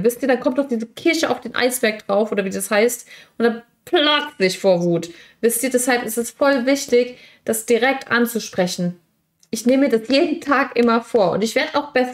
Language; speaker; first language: German; native; German